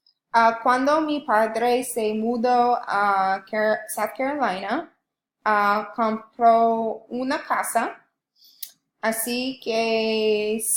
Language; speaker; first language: Spanish; non-native, learner; English